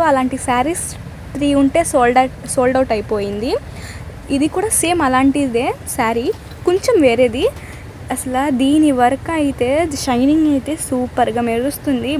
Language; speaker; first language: Telugu; non-native, local second language; Urdu